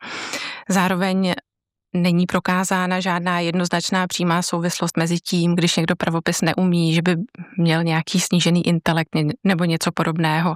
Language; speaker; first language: Czech; native; Czech